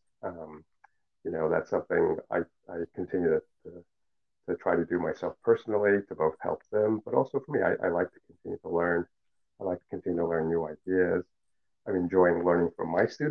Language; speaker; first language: English; early bilingual, other home language; Cantonese